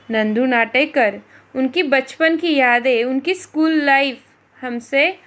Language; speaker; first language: Hindi; non-native, local second language; Marathi